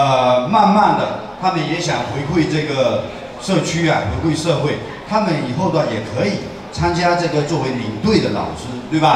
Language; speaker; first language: Chinese; native; Chinese